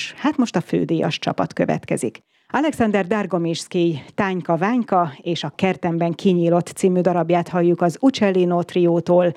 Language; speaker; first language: Hungarian; native; Hungarian